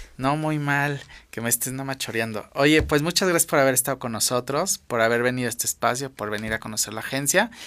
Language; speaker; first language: Spanish; native; Spanish